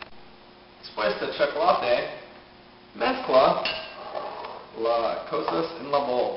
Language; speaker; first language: Spanish; non-native, learner; English